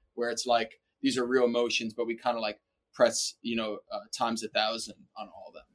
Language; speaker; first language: English; native; English